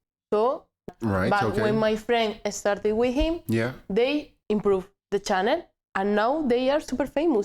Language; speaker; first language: English; non-native, learner; Spanish